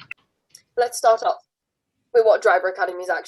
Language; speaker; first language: English; native; English